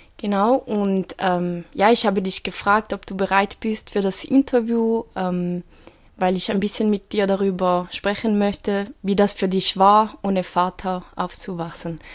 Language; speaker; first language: German; native; German